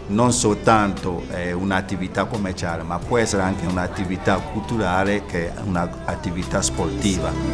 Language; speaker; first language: Italian; non-native, fluent; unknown